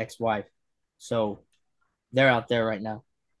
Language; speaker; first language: English; native; English